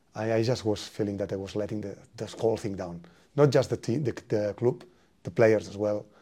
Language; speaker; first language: English; non-native, fluent; Spanish